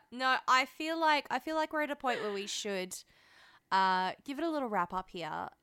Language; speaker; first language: English; early bilingual, other home language; French